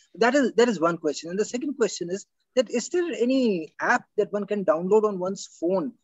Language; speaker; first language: English; non-native, local second language; Hindi